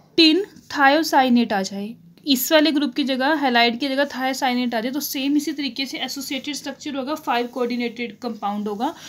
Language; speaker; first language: Hindi; native; Hindi